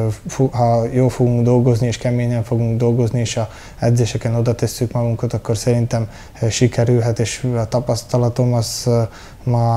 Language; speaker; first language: Hungarian; early bilingual, heritage; Hungarian